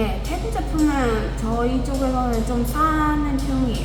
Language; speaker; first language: Korean; non-native, learner; Burmese